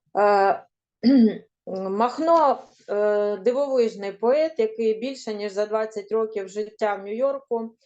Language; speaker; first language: Ukrainian; native; Ukrainian